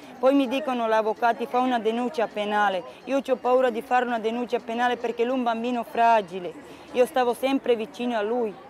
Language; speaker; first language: Italian; non-native, local second language; Romany